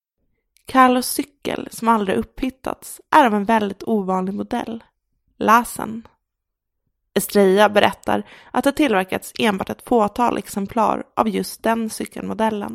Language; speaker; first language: Swedish; native; Swedish